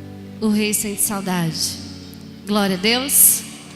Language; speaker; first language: Portuguese; native; Portuguese